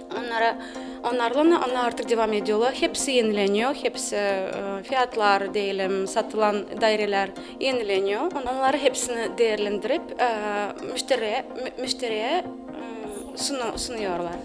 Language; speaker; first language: Turkish; non-native, learner; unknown